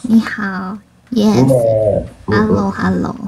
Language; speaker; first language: English; non-native, learner; Chinese